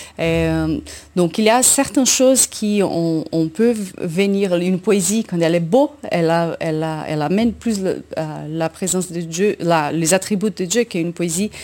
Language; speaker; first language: French; non-native, fluent; Portuguese